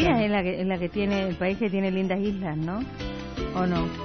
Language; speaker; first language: Spanish; native; Spanish